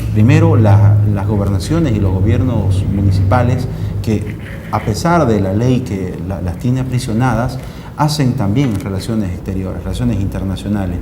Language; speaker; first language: Spanish; native; Spanish